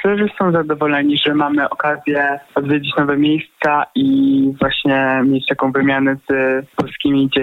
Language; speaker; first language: Polish; early bilingual, heritage; Polish